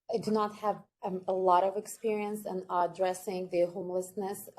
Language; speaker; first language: English; non-native, fluent; Ukrainian